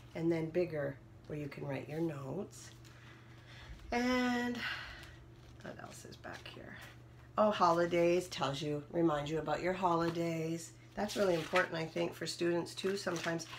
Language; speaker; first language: English; native; English